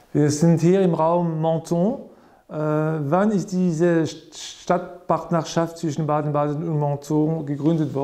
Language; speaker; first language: German; non-native, fluent; French